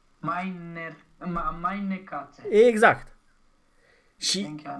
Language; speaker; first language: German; non-native, learner; Romanian